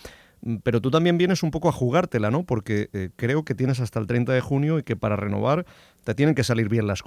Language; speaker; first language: Spanish; native; Spanish